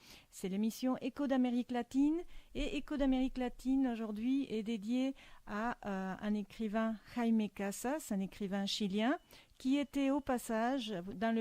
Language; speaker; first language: French; non-native, fluent; Spanish